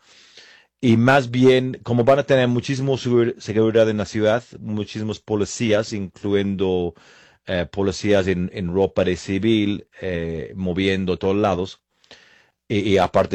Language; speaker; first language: Spanish; non-native, fluent; English